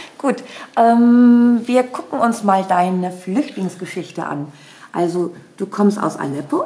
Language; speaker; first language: German; native; German